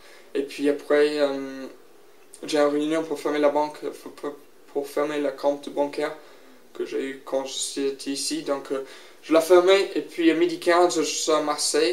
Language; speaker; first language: French; non-native, learner; English